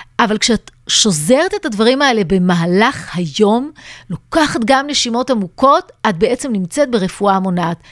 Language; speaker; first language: Hebrew; native; Hebrew